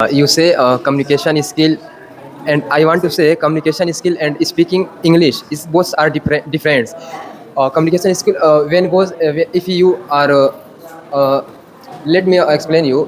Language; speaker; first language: English; non-native, learner; Hindi